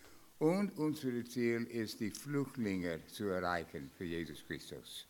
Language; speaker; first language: German; non-native, fluent; English